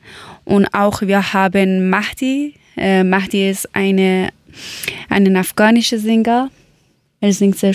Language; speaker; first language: German; non-native, learner; Persian